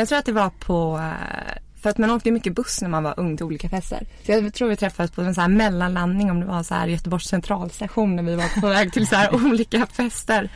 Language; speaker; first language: Swedish; native; Swedish